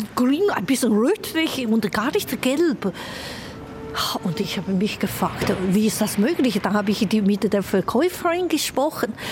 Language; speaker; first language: German; non-native, fluent; Chinese